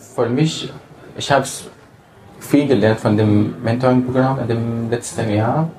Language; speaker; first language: German; non-native, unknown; Arabic